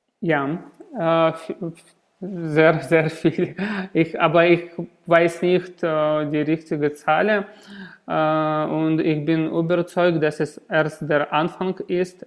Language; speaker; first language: German; non-native, learner; Russian